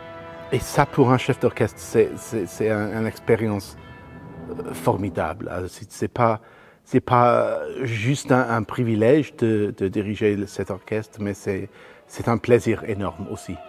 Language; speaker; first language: French; non-native, fluent; English